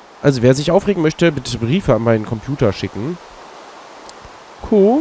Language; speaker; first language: German; native; German